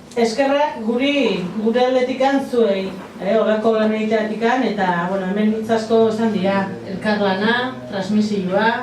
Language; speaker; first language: Basque; native; Basque